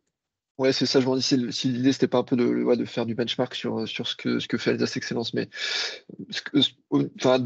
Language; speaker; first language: French; native; French